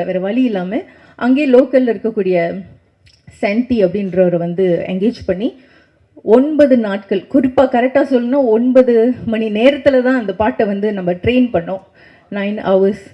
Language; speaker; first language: Tamil; native; Tamil